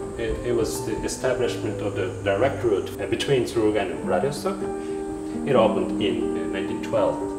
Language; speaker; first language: English; non-native, fluent; Japanese